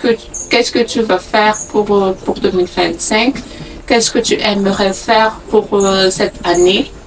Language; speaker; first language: French; non-native, local second language; Malagasy